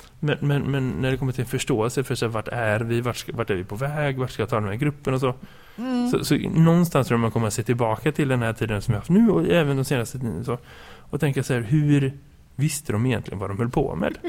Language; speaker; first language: Swedish; native; Swedish